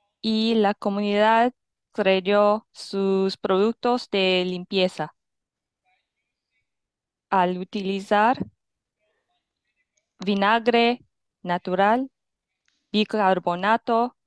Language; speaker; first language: Spanish; non-native, fluent; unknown